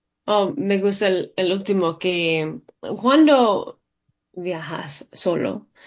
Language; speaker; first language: Spanish; non-native, fluent; English